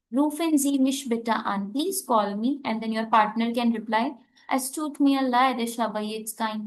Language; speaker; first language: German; non-native, learner; Hindi